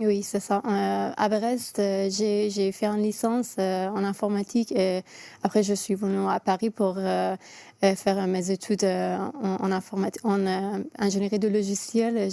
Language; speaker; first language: French; non-native, fluent; Persian